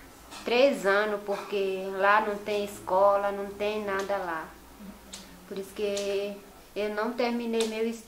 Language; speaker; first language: Portuguese; non-native, local second language; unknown